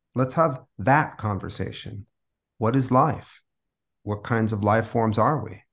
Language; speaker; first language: English; early bilingual, other home language; Spanish